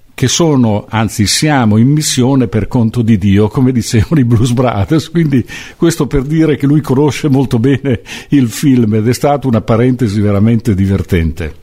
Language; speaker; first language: Italian; native; Italian